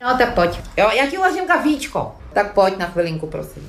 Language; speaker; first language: Czech; native; Czech